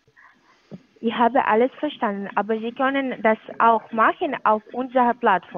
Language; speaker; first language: German; non-native, learner; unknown